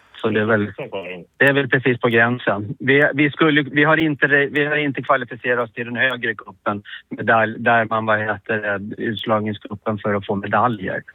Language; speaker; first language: Swedish; native; Swedish